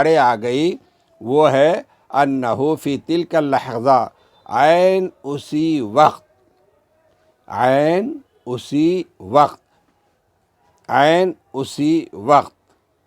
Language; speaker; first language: Urdu; native; Urdu